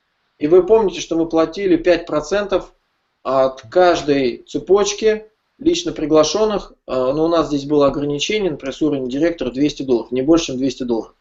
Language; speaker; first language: Russian; native; Russian